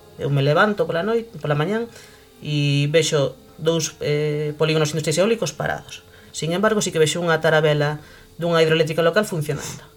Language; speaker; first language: Galician; native; Galician